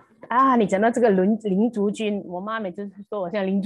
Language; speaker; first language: Chinese; native; Chinese